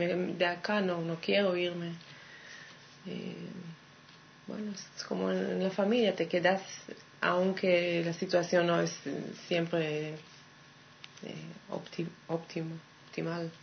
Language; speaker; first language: Spanish; non-native, fluent; Hebrew